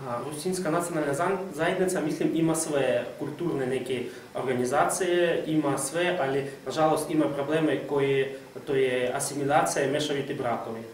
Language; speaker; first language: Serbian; non-native, fluent; Russian